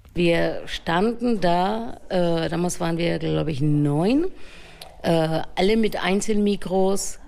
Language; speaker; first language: German; non-native, fluent; Spanish